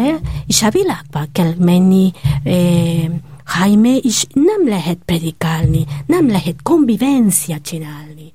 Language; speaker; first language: Hungarian; non-native, learner; Spanish